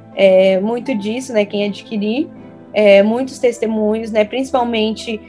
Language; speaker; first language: Portuguese; native; Portuguese